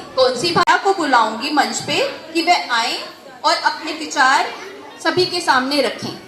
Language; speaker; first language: Hindi; native; Hindi